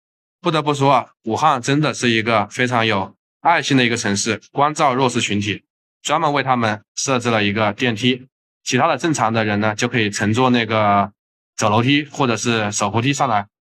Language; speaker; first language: Chinese; native; Chinese